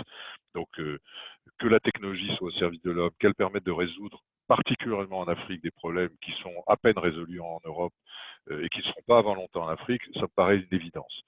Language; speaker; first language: French; native; French